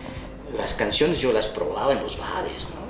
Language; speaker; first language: Spanish; native; Spanish